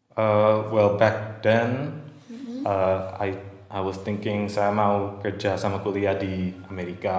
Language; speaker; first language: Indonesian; early bilingual, heritage; English